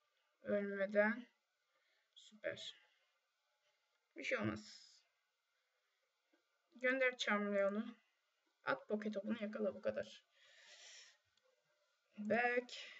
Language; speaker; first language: Turkish; native; Turkish